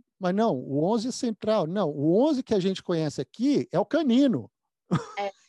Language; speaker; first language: Portuguese; native; Portuguese